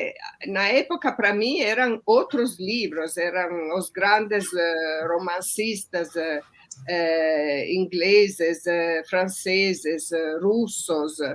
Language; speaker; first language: Portuguese; non-native, fluent; Italian